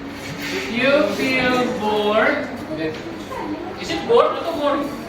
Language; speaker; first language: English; non-native, fluent; Indonesian